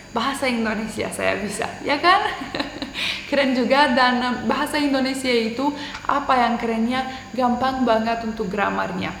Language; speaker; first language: Indonesian; non-native, fluent; Romanian